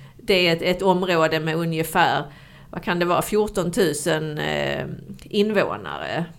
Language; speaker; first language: Swedish; native; Swedish